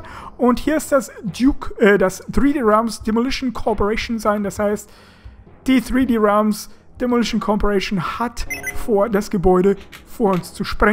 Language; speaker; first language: German; native; German